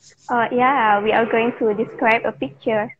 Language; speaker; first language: English; non-native, learner; Indonesian